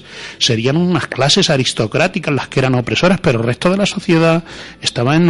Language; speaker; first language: Spanish; native; Spanish